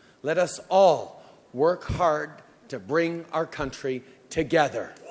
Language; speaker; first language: English; early bilingual, other home language; French